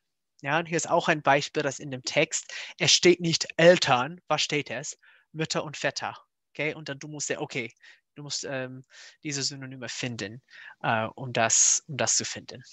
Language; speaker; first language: German; non-native, fluent; English